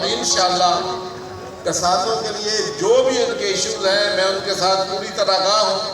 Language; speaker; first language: Urdu; non-native, local second language; Punjabi